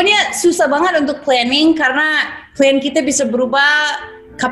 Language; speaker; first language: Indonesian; non-native, fluent; English